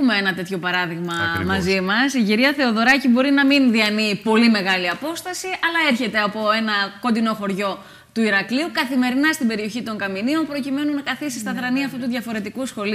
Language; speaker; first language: Greek; native; Greek